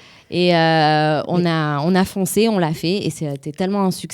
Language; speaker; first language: French; native; French